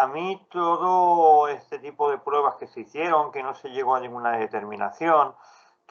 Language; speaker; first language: Spanish; native; Spanish